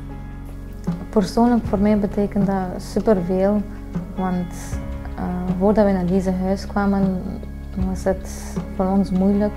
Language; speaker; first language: Dutch; early bilingual, other home language; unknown